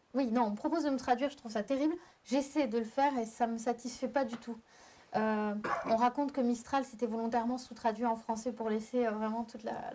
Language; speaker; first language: French; native; French